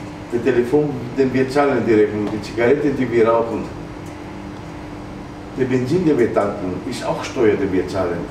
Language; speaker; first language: German; non-native, fluent; Greek